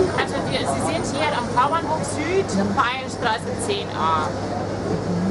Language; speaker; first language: German; non-native, fluent; Romanian